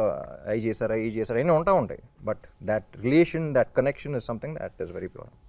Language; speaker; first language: Telugu; native; Telugu